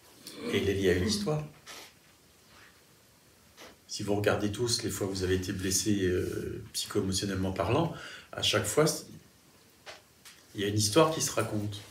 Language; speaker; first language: French; native; French